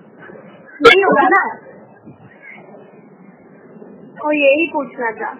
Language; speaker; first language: Hindi; non-native, local second language; Bangla